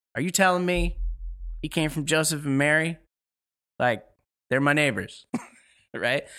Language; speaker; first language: English; native; English